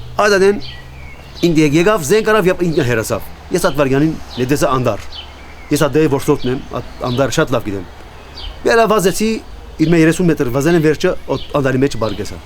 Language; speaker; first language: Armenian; native; Armenian